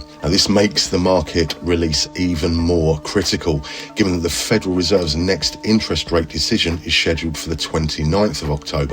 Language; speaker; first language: English; native; English